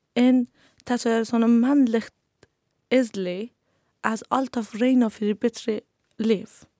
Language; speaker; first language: Icelandic; non-native, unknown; Persian